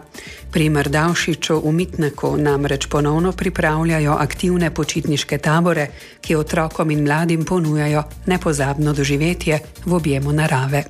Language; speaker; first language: Slovenian; native; Slovenian